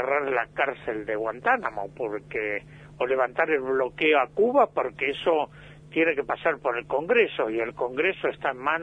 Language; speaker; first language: Spanish; native; Spanish